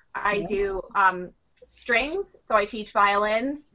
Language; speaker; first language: English; native; English